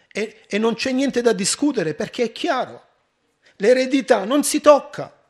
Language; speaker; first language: Italian; early bilingual, heritage; Italian